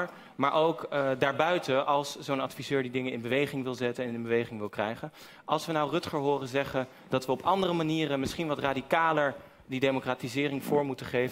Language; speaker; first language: Dutch; native; Dutch